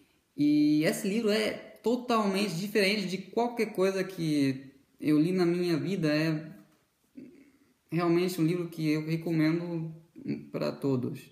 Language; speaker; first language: Portuguese; non-native, fluent; German